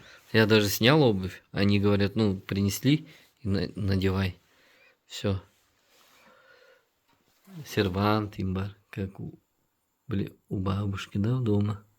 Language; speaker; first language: Russian; native; Russian